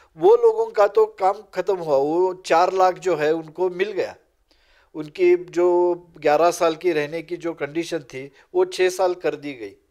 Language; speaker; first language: Urdu; non-native, local second language; Marathi